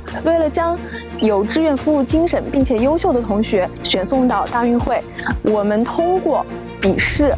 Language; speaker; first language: Chinese; native; Chinese